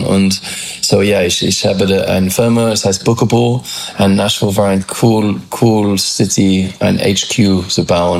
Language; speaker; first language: German; non-native, learner; English